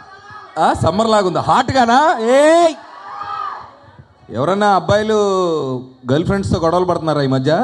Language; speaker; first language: Telugu; native; Telugu